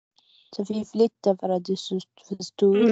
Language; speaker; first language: Swedish; non-native, learner; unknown